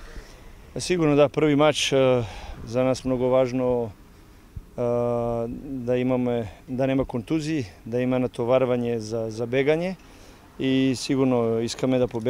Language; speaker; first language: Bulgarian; non-native, learner; Serbian